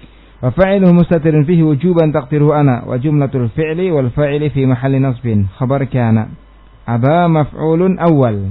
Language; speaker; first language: Arabic; non-native, fluent; Indonesian